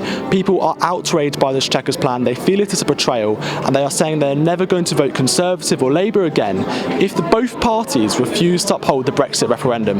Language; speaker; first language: English; native; English